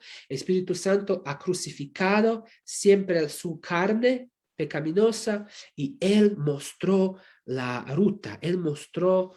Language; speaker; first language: Spanish; non-native, fluent; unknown